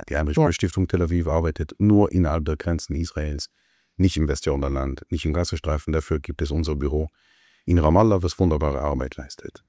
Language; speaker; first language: German; non-native, fluent; Hebrew